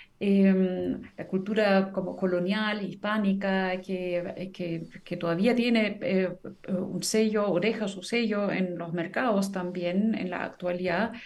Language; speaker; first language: Spanish; non-native, fluent; German